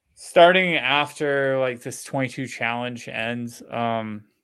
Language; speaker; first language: English; native; English